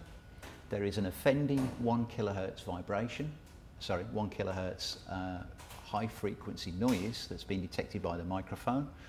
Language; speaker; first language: English; native; English